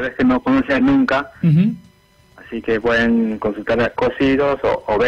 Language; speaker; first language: Spanish; non-native, fluent; Japanese